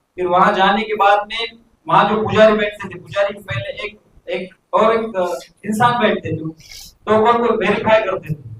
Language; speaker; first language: Hindi; non-native, local second language; Marathi